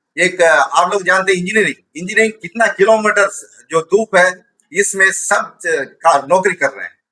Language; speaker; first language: Hindi; non-native, local second language; Tamil